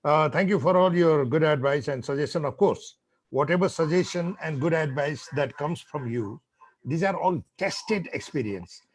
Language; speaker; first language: English; non-native, local second language; Nepali